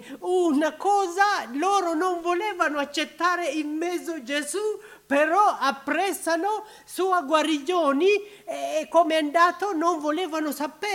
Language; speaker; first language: Italian; non-native, learner; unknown